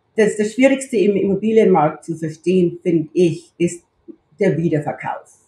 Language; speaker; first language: German; native; German